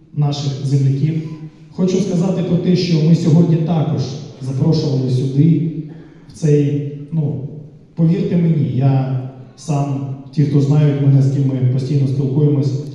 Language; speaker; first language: Ukrainian; non-native, local second language; Russian